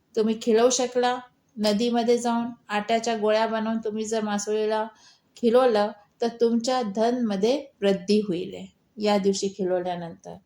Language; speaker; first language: Marathi; non-native, local second language; Hindi